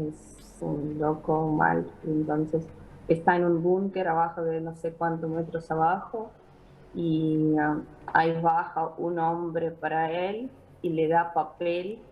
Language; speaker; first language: Spanish; non-native, fluent; Ukrainian